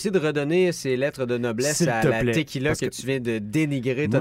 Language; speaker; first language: French; native; French